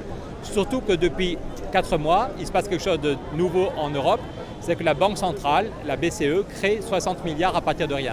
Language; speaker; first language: French; native; French